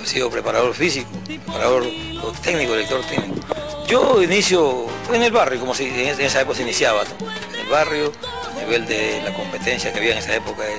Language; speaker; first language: Spanish; native; Spanish